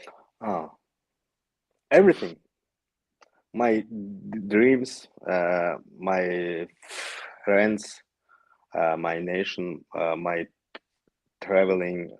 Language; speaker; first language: English; non-native, learner; Yakut